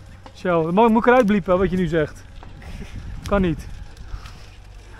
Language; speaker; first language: Dutch; native; Dutch